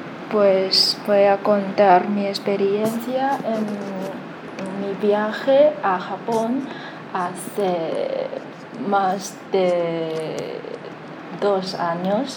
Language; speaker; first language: Spanish; non-native, fluent; Chinese